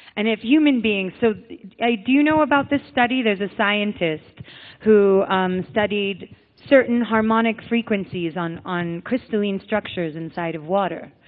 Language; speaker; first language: English; native; English